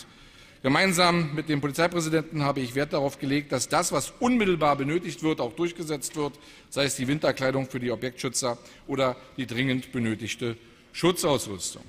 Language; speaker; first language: German; native; German